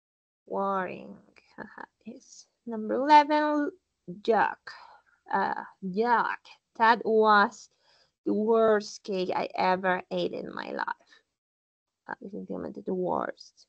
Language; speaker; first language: English; non-native, fluent; Spanish